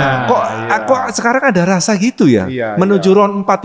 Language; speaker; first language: Indonesian; native; Indonesian